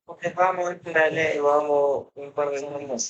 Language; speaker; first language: Italian; non-native, learner; Bangla